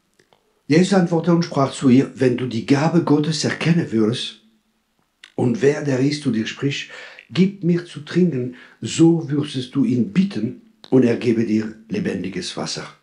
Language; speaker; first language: German; non-native, fluent; French